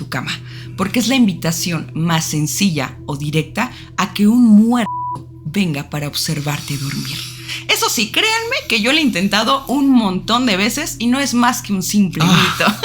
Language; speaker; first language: Spanish; native; Spanish